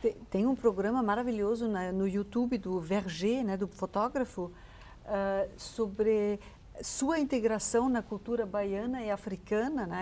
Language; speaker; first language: Portuguese; non-native, fluent; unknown